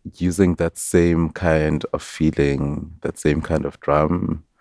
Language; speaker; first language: English; non-native, local second language; Zulu